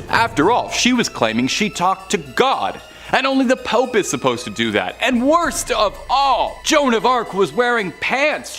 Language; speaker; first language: English; native; English